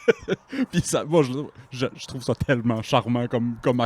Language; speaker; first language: French; native; French